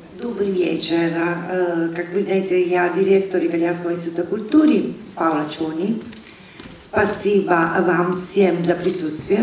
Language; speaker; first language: Russian; non-native, fluent; Italian